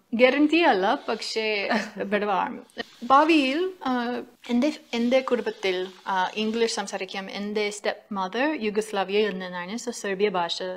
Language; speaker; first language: Malayalam; non-native, fluent; English